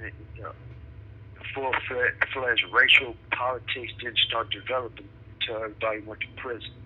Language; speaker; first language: English; native; English